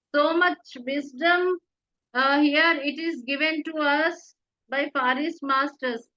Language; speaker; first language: English; non-native, local second language; Telugu